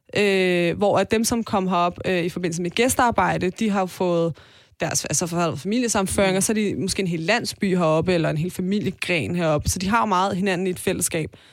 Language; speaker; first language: Danish; early bilingual, other home language; Persian